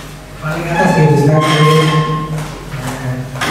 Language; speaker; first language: Indonesian; native; Indonesian